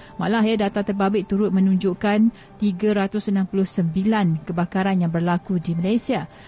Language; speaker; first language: Malay; native; Malay